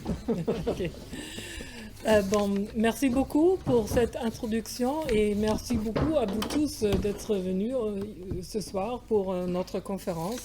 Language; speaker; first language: French; non-native, fluent; German